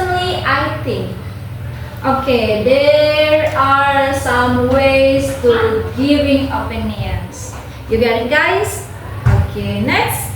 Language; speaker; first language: English; non-native, local second language; Indonesian